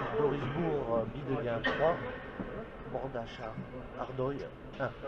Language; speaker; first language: French; native; French